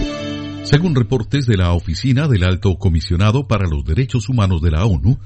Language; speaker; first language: Spanish; native; Spanish